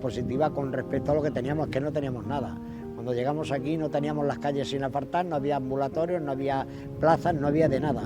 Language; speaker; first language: Spanish; native; Spanish